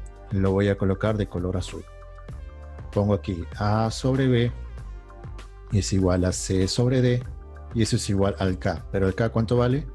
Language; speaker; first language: Spanish; native; Spanish